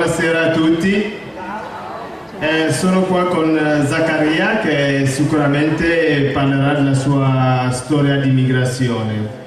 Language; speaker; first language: Italian; non-native, fluent; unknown